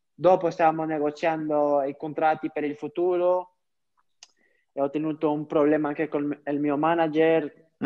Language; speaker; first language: Italian; non-native, fluent; French